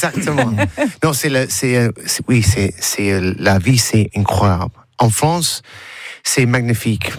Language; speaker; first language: French; non-native, learner; English